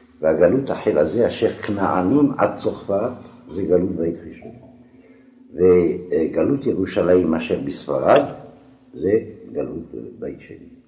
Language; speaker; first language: Hebrew; non-native, fluent; French